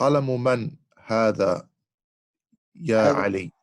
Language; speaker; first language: Arabic; non-native, learner; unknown